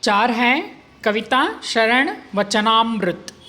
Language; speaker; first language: Hindi; non-native, local second language; Kannada